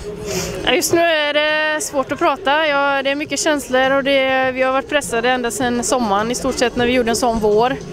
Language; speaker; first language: Swedish; native; Swedish